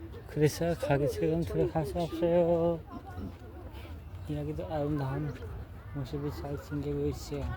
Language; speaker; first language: Korean; non-native, learner; Nepali